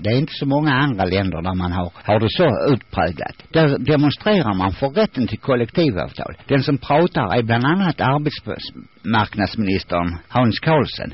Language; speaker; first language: Swedish; native; Swedish